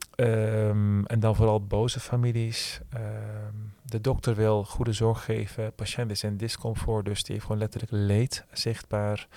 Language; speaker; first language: Dutch; early bilingual, other home language; Turkish